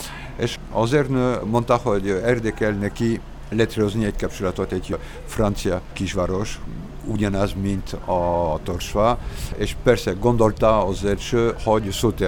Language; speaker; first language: Hungarian; non-native, learner; French